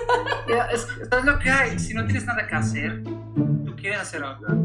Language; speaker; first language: Spanish; early bilingual, other home language; Arabic